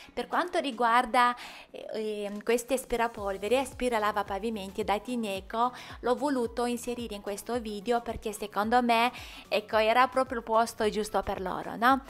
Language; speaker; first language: Italian; non-native, fluent; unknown